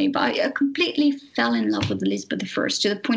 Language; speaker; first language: English; non-native, fluent; French